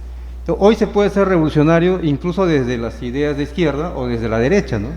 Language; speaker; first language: Spanish; native; Spanish